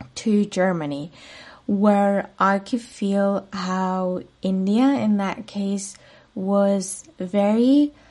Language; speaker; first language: English; non-native, fluent; Spanish